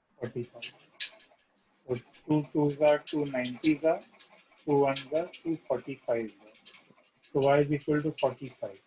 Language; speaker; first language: English; non-native, local second language; Hindi